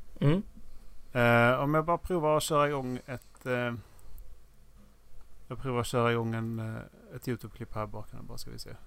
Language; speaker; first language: Swedish; native; Swedish